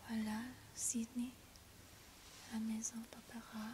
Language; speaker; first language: French; non-native, learner; English